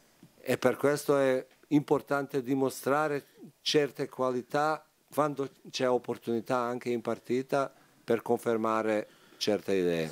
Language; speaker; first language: Italian; non-native, fluent; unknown